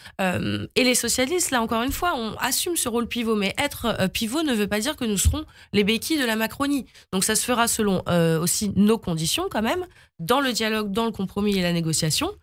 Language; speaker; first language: French; native; French